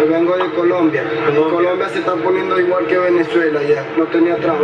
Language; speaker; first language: Spanish; native; Spanish